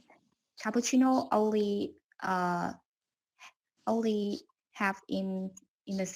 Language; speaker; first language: English; non-native, learner; Vietnamese